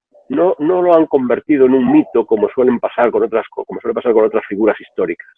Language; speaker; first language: Spanish; native; Spanish